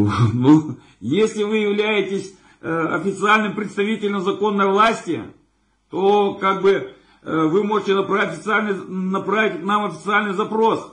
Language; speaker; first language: Russian; native; Russian